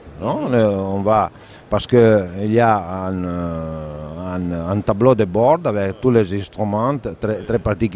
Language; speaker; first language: French; non-native, fluent; Italian